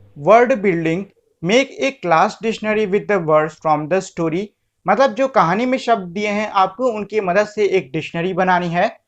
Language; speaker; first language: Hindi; native; Hindi